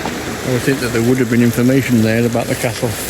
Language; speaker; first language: English; native; English